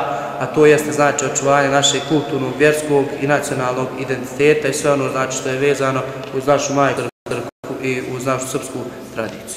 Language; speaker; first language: Croatian; native; Croatian